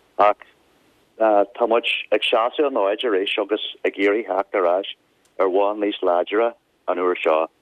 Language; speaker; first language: Irish; non-native, local second language; English